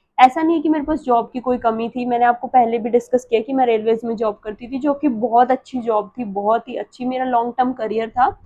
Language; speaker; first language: Hindi; native; Hindi